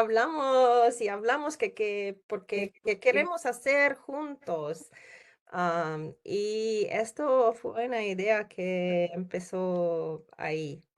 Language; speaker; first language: Spanish; non-native, learner; Czech